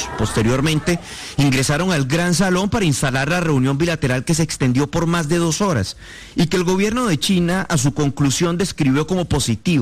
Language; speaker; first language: Spanish; native; Spanish